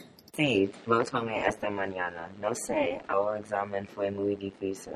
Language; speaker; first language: Spanish; non-native, learner; English